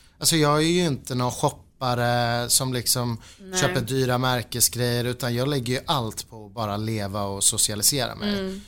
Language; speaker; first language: Swedish; native; Swedish